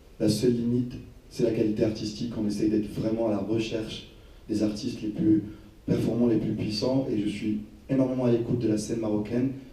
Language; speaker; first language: French; non-native, local second language; Arabic